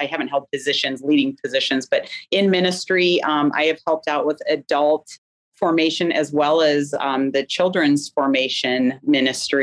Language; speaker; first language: English; native; English